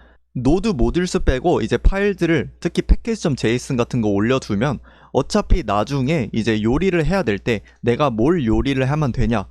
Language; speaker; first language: Korean; native; Korean